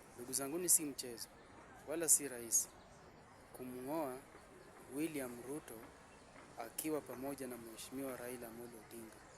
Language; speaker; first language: Swahili; non-native, local second language; Gusii